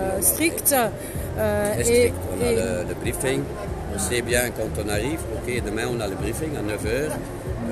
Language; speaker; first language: French; non-native, local second language; Dutch